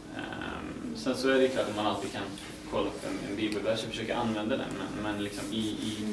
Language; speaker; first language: Swedish; native; Swedish